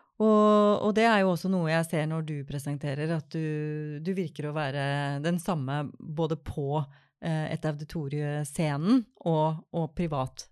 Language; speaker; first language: Norwegian; native; Norwegian